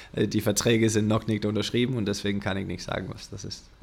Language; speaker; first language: German; non-native, fluent; Danish